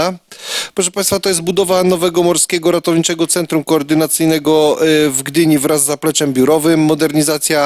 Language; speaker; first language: Polish; native; Polish